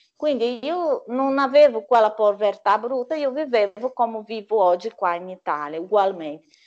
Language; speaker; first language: Italian; non-native, fluent; Portuguese